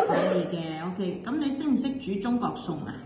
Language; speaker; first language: Chinese; native; Chinese